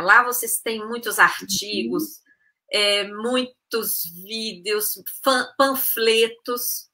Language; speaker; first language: Portuguese; native; Portuguese